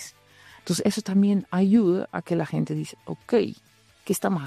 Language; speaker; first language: Spanish; non-native, fluent; Dutch